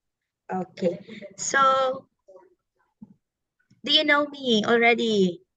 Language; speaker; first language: English; non-native, fluent; Filipino